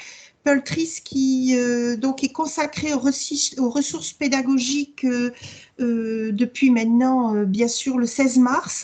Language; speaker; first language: French; native; French